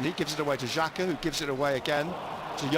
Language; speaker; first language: English; native; English